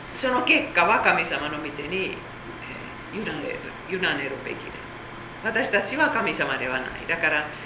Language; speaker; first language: Japanese; non-native, fluent; Korean